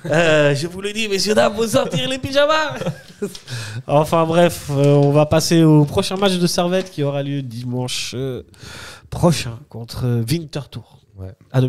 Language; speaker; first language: French; native; French